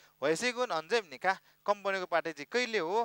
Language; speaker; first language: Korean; non-native, fluent; Nepali